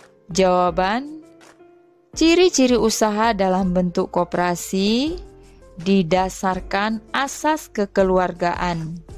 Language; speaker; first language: Indonesian; native; Indonesian